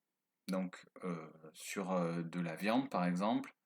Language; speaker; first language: French; native; French